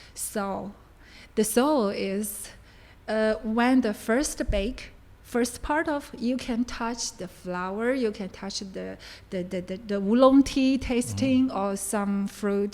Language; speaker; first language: English; non-native, learner; Chinese